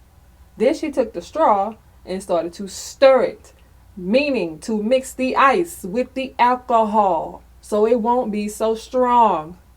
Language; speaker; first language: English; native; English